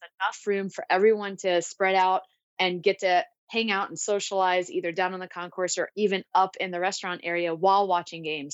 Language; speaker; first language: English; native; English